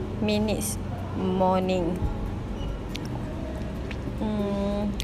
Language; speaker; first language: English; non-native, learner; Malay